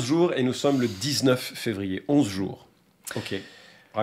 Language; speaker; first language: French; native; French